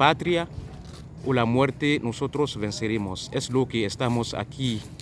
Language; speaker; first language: Spanish; non-native, fluent; French